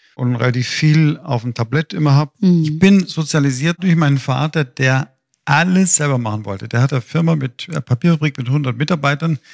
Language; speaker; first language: German; native; German